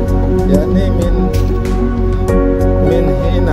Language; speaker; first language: Arabic; non-native, learner; Indonesian